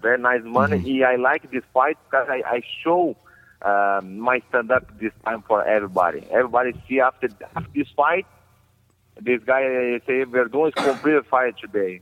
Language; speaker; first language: English; non-native, learner; Portuguese